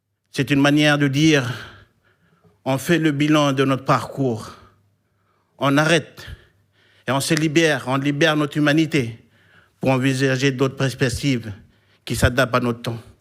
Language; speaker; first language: French; non-native, local second language; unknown